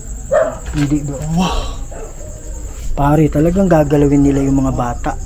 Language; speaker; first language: Filipino; non-native, local second language; Cebuano